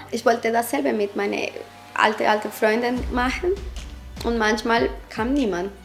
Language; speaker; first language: German; non-native, fluent; Spanish